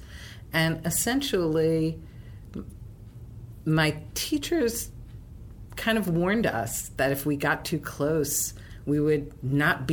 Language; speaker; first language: English; native; English